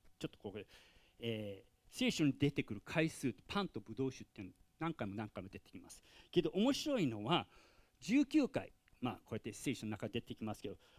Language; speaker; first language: Japanese; non-native, fluent; English